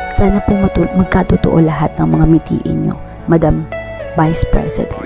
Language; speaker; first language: Filipino; non-native, local second language; Bikol